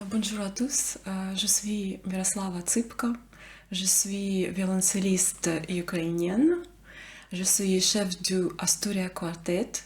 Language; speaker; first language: French; non-native, learner; Ukrainian